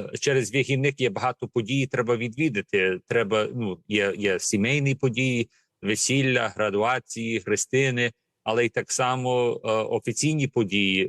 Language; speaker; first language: Ukrainian; early bilingual, heritage; Ukrainian